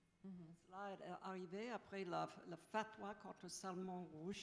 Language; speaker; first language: French; non-native, fluent; English